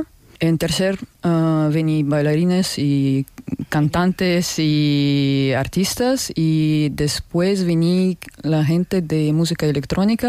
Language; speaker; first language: Spanish; non-native, learner; Russian